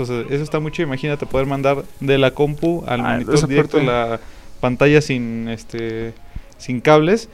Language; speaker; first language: Spanish; native; Spanish